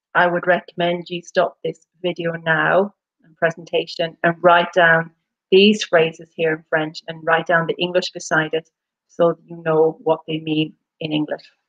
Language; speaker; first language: English; native; English